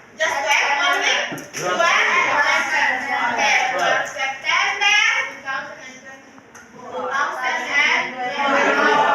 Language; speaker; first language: English; non-native, learner; Indonesian